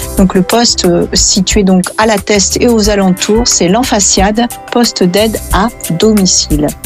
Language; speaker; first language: French; native; French